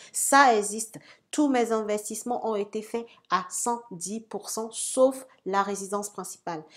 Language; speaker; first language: French; native; French